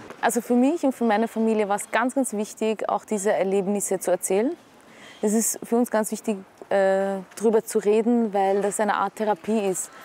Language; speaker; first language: German; early bilingual, other home language; Kurdish